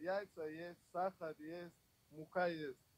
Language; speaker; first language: Russian; non-native, local second language; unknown